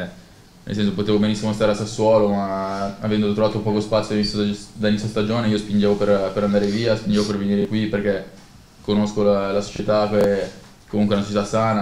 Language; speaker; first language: Italian; native; Italian